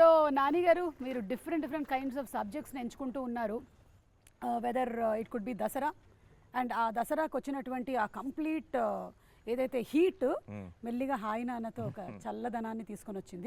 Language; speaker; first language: Telugu; native; Telugu